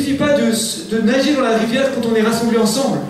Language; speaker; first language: French; native; French